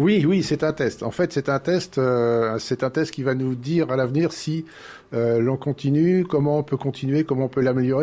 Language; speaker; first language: French; native; French